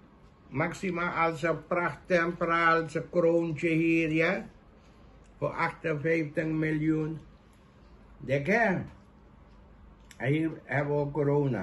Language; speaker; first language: Dutch; non-native, local second language; Caribbean Hindustani